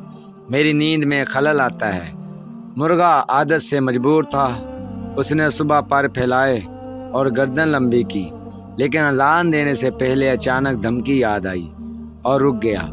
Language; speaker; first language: Urdu; native; Urdu